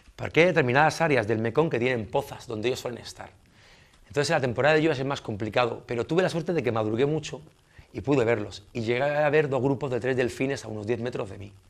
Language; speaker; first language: Spanish; native; Spanish